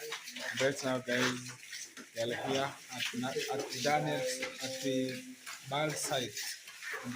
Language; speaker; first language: English; non-native, learner; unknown